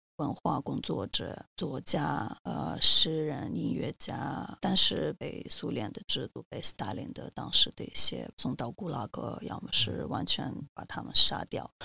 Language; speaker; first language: Chinese; non-native, fluent; Russian